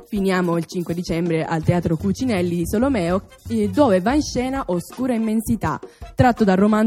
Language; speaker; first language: Italian; native; Italian